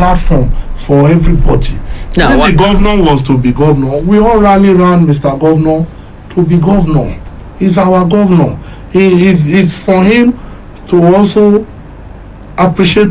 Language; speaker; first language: English; non-native, local second language; Yoruba